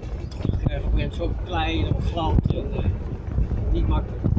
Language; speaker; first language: Dutch; native; Dutch